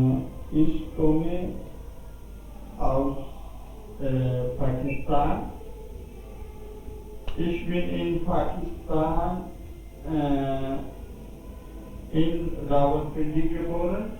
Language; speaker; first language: German; non-native, learner; Urdu